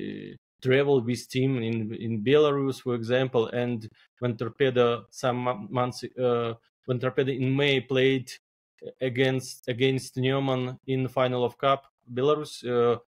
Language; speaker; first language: English; non-native, learner; Belarusian